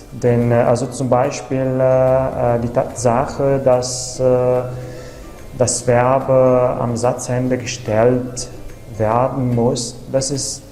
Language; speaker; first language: German; non-native, fluent; Italian